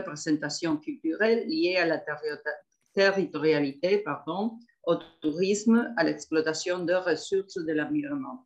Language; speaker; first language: French; non-native, fluent; Spanish